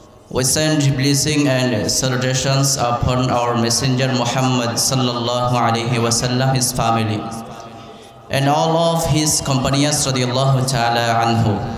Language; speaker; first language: English; non-native, local second language; Bangla